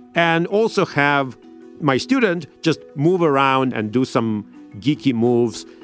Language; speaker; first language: English; non-native, fluent; Russian